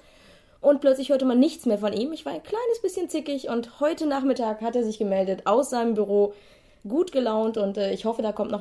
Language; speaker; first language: German; native; German